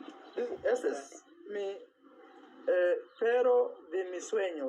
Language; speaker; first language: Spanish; non-native, learner; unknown